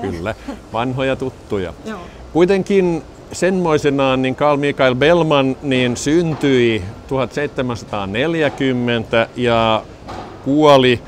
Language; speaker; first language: Finnish; non-native, local second language; Swedish